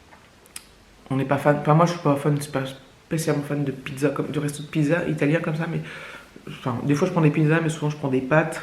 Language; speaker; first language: French; native; French